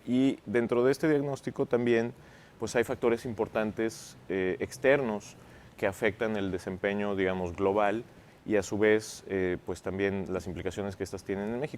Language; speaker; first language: Spanish; native; Spanish